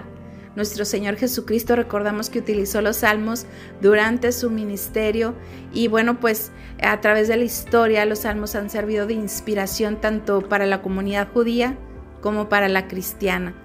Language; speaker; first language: Spanish; native; Spanish